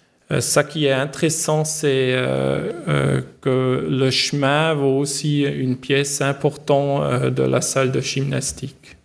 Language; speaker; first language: French; non-native, learner; German